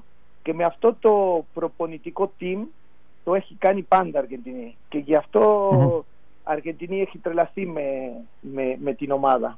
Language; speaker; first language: Greek; non-native, fluent; Spanish